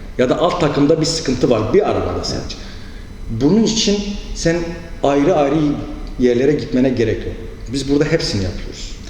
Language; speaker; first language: Turkish; non-native, local second language; Kurdish